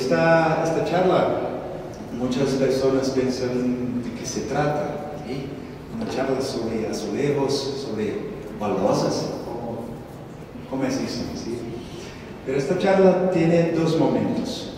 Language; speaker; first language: Spanish; non-native, learner; Portuguese